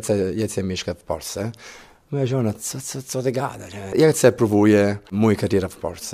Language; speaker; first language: Polish; non-native, learner; Italian